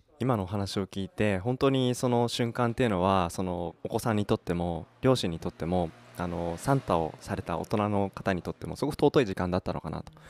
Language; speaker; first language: Japanese; native; Japanese